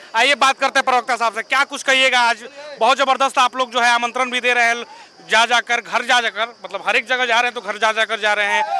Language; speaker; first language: Hindi; native; Hindi